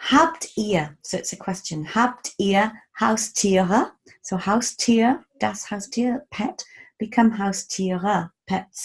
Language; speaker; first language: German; non-native, fluent; English